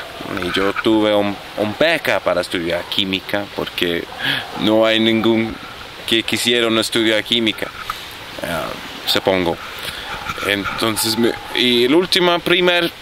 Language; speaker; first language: Spanish; non-native, fluent; Arabic